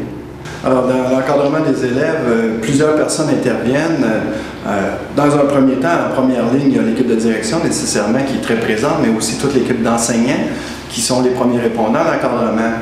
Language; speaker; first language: French; native; French